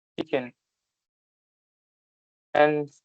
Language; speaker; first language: English; non-native, learner; Bangla